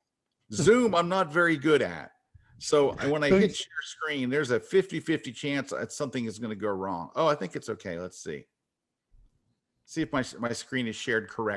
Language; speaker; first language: English; native; English